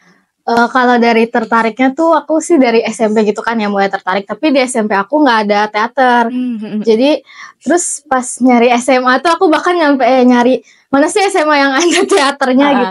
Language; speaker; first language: Indonesian; native; Indonesian